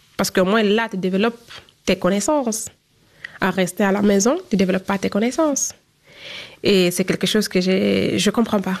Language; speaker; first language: French; non-native, fluent; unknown